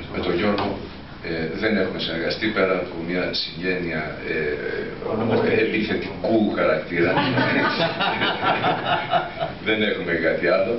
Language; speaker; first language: Greek; native; Greek